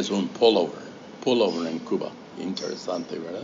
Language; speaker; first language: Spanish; non-native, fluent; English